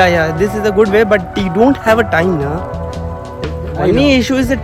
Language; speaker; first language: English; non-native, local second language; Hindi